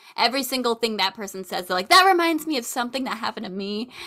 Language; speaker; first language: English; native; English